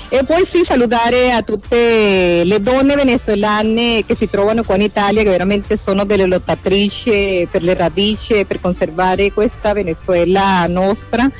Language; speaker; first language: Italian; non-native, fluent; Spanish